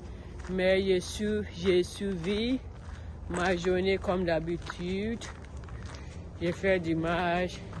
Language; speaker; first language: French; non-native, learner; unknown